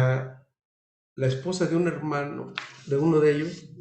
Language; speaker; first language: Spanish; native; Spanish